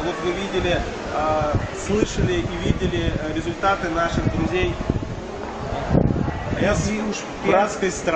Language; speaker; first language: Russian; native; Russian